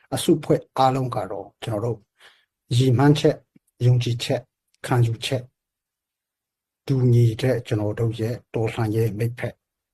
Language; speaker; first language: Burmese; non-native, local second language; Hakha Chin